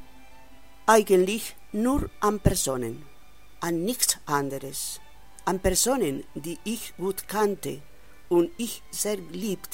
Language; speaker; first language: German; non-native, fluent; Spanish